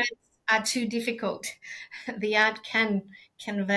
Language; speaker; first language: English; non-native, fluent; Spanish